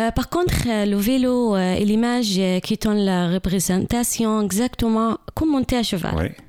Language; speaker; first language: French; non-native, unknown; Arabic